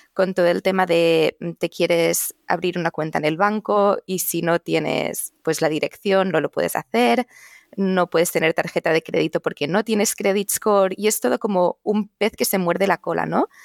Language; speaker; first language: Spanish; non-native, local second language; Catalan